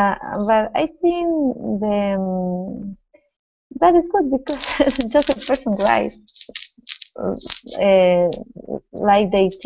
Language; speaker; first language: English; non-native, learner; Spanish